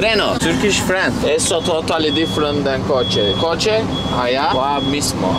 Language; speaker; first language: Spanish; non-native, learner; Turkish